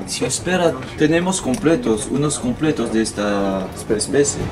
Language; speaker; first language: Spanish; non-native, fluent; French